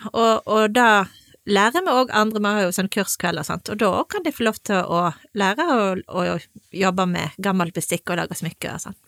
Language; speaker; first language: Norwegian; native; Norwegian